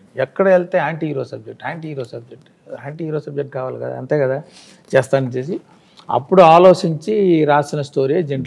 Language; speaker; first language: Telugu; non-native, fluent; Tamil